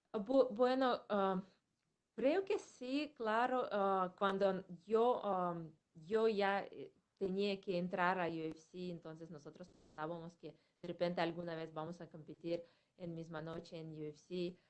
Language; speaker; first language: Spanish; non-native, fluent; Russian